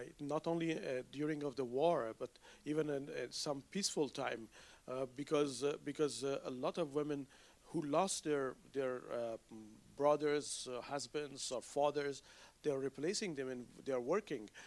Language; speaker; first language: English; non-native, fluent; Persian